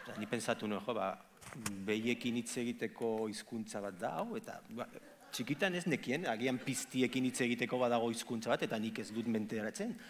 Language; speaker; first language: Basque; non-native, local second language; Spanish